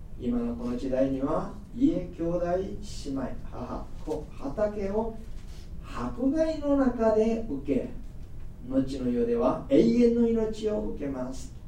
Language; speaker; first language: Japanese; non-native, fluent; Korean